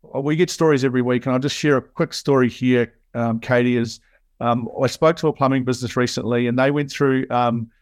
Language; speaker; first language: English; native; English